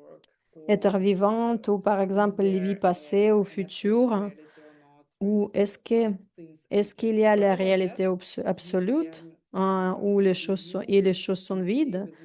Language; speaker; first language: French; non-native, fluent; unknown